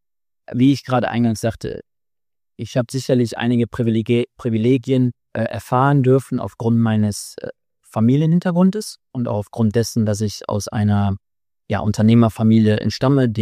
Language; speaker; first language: German; native; German